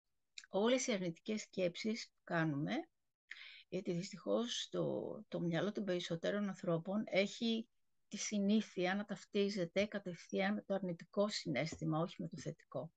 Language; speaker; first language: Greek; native; Greek